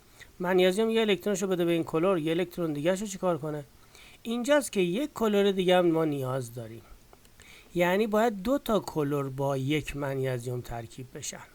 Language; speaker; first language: Persian; native; Persian